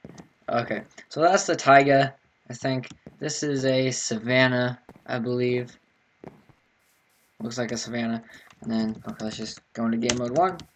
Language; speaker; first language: English; native; English